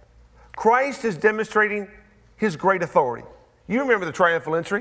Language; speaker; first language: English; native; English